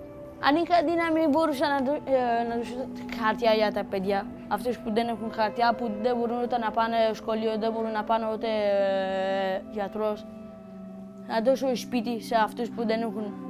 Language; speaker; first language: Greek; non-native, learner; Persian